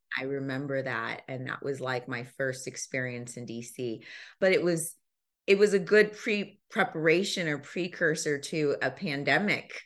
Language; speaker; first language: English; early bilingual, other home language; Lingala